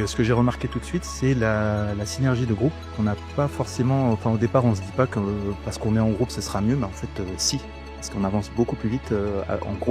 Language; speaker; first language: French; native; French